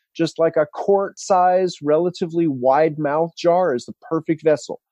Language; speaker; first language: English; native; English